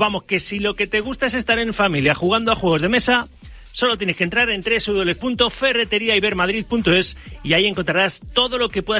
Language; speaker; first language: Spanish; native; Spanish